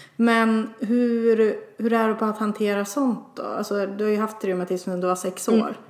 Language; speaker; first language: Swedish; native; Swedish